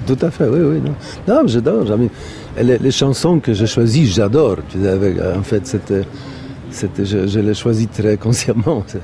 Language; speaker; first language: French; non-native, fluent; Polish